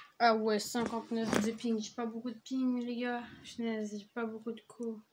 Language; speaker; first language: French; native; French